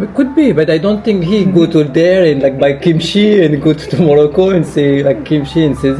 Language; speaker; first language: English; non-native, learner; Arabic